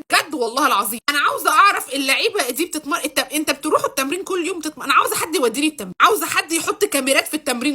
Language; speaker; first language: Arabic; native; Arabic